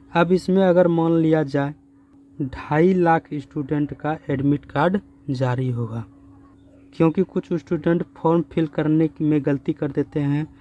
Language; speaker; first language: Hindi; native; Hindi